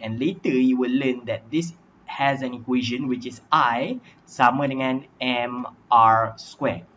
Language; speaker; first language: English; non-native, local second language; Malay